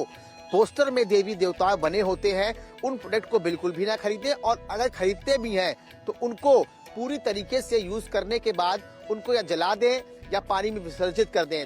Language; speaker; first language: Hindi; native; Hindi